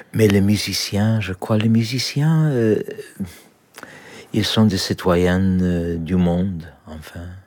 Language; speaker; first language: French; non-native, learner; Polish